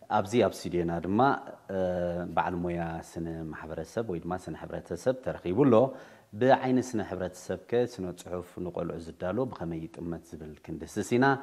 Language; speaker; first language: Tigrinya; native; Tigrinya